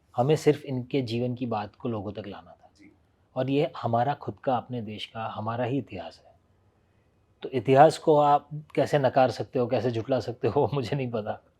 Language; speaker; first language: Hindi; non-native, local second language; Gujarati